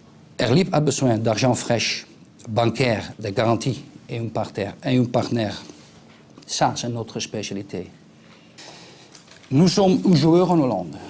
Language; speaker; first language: French; non-native, learner; Dutch